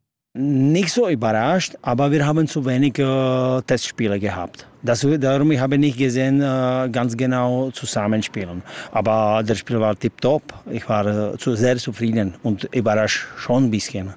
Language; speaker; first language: German; non-native, learner; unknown